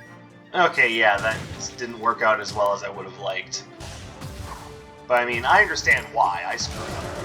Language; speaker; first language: English; native; English